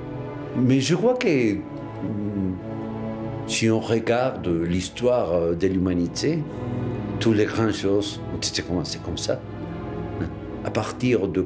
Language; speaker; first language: French; non-native, fluent; Spanish